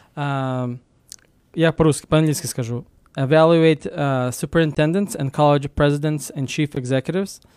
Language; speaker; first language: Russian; early bilingual, heritage; Russian